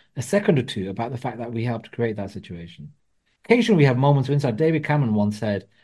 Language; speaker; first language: English; early bilingual, other home language; Punjabi